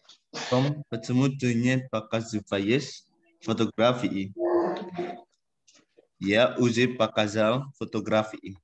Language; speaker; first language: Russian; non-native, learner; Indonesian